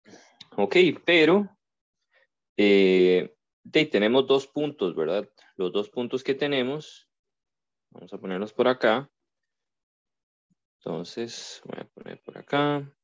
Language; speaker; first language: Spanish; native; Spanish